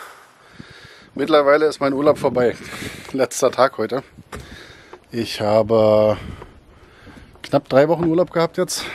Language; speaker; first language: German; native; German